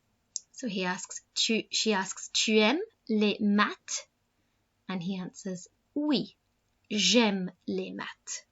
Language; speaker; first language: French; non-native, fluent; English